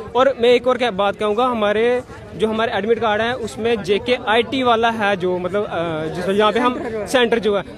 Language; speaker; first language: Hindi; native; Hindi